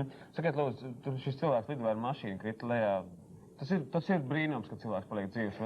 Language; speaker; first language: Latvian; native; Latvian